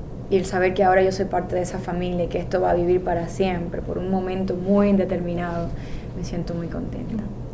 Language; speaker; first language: Spanish; early bilingual, heritage; Spanish